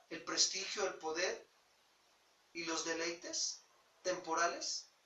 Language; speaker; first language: Spanish; native; Spanish